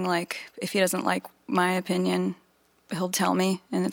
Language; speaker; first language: English; native; English